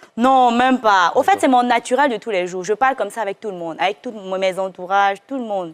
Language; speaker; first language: French; non-native, local second language; Chinese